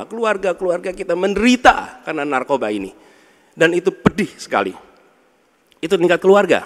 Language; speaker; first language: Indonesian; native; Indonesian